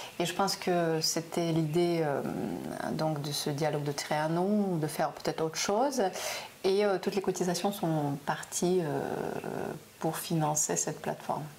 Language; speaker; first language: French; non-native, fluent; Russian